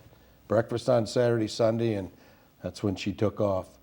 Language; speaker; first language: English; native; English